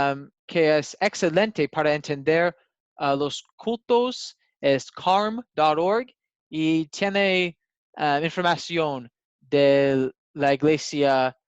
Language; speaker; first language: Spanish; non-native, learner; English